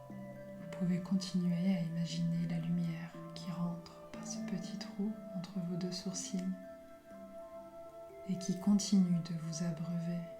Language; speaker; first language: French; native; French